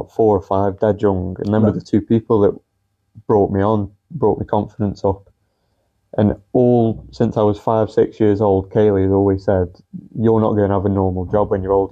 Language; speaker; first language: English; native; English